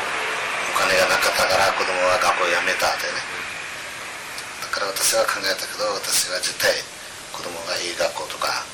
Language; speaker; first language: Japanese; non-native, learner; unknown